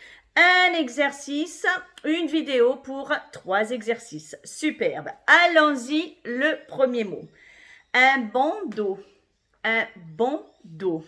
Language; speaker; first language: French; native; French